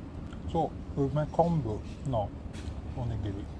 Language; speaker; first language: Japanese; non-native, fluent; Swedish